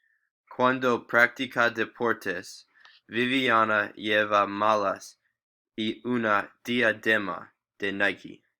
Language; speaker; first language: Spanish; non-native, learner; English